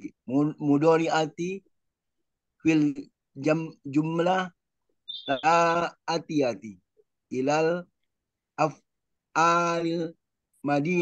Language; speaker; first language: Arabic; non-native, learner; Indonesian